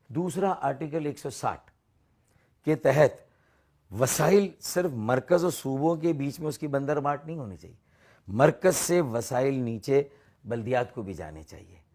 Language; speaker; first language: Urdu; non-native, local second language; Memoni